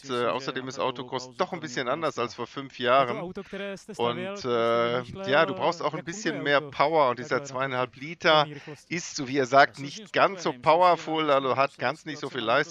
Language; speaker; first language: German; native; German